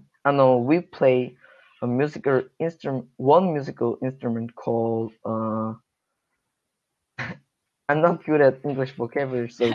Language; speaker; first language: English; non-native, learner; Korean